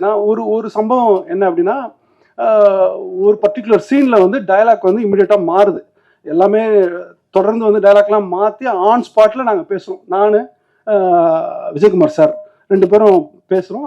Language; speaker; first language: Tamil; native; Tamil